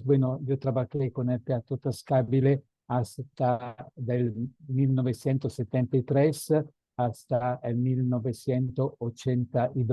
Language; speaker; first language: Spanish; non-native, fluent; Italian